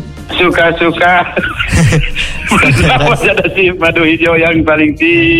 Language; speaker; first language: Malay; non-native, local second language; Sundanese